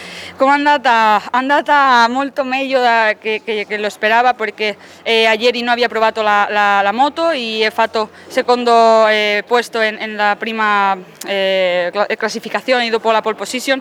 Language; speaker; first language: Italian; non-native, learner; Spanish